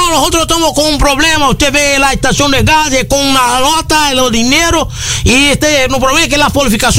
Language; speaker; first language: Spanish; non-native, learner; Portuguese